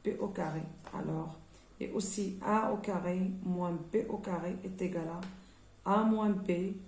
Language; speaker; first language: French; non-native, local second language; Arabic